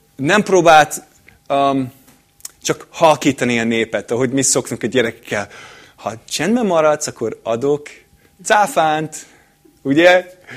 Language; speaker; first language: Hungarian; non-native, fluent; English